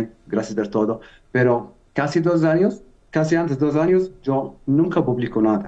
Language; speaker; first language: Spanish; non-native, learner; Arabic